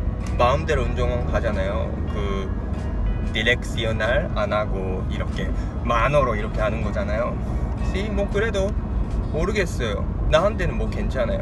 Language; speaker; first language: Korean; non-native, fluent; Japanese